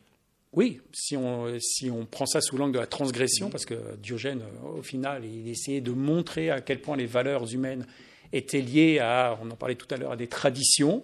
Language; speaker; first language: French; native; French